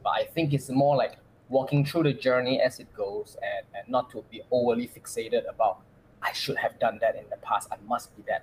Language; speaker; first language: English; non-native, local second language; Chinese